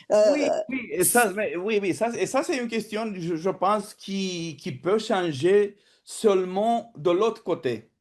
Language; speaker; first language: French; non-native, fluent; Romanian